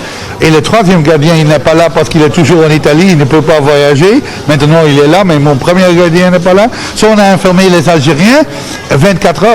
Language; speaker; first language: French; non-native, fluent; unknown